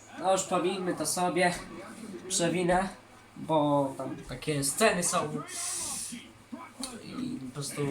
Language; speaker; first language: Polish; native; Polish